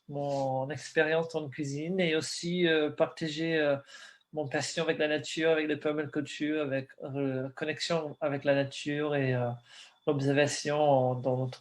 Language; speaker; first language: French; non-native, learner; English